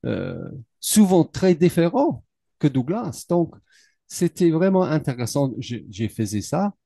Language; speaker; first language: French; non-native, learner; English